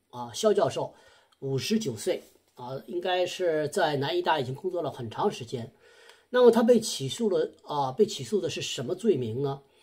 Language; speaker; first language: Chinese; native; Chinese